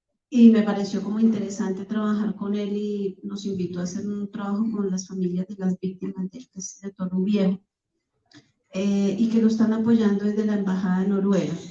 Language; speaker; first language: Spanish; native; Spanish